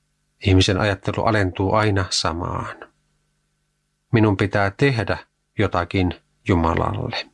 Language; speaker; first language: Finnish; native; Finnish